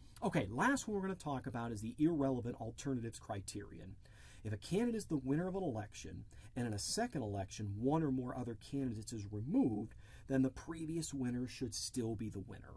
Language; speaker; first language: English; native; English